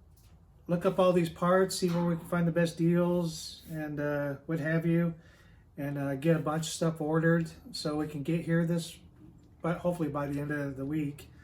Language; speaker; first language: English; native; English